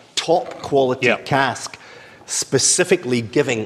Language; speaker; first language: English; native; English